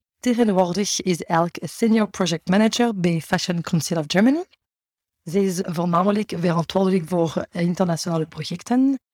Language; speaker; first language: Dutch; non-native, fluent; French